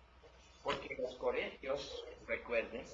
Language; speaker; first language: Spanish; non-native, learner; English